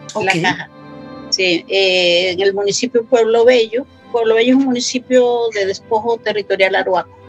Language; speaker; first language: Spanish; non-native, local second language; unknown